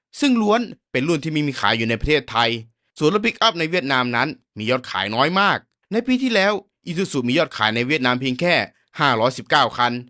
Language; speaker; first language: Thai; native; Thai